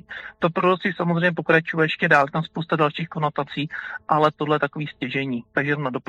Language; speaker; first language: Czech; native; Czech